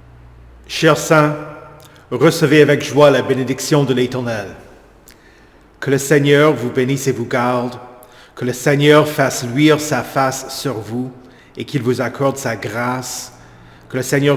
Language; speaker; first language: French; native; French